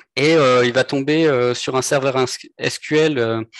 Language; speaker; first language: French; native; French